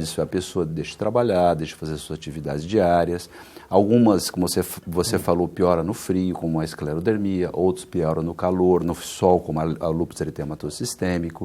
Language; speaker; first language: Portuguese; native; Portuguese